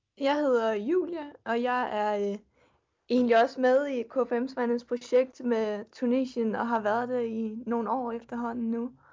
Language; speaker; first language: Danish; native; Danish